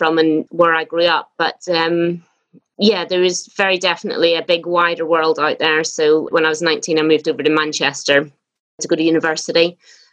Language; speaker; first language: English; native; English